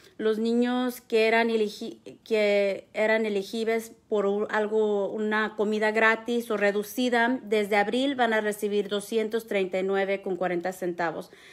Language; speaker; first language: Spanish; early bilingual, heritage; Spanish